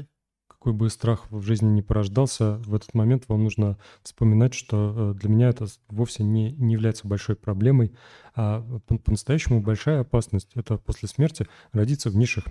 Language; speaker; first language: Russian; native; Russian